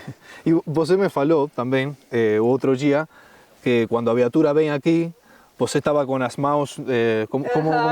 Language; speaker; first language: Portuguese; non-native, learner; Spanish